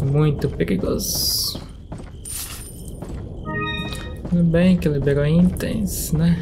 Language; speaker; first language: Portuguese; native; Portuguese